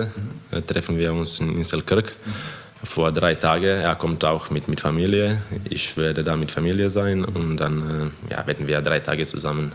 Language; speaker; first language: German; non-native, fluent; Croatian